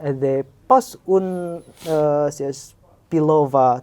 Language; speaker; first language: Albanian; non-native, learner; Indonesian